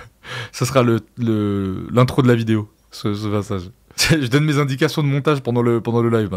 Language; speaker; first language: French; native; French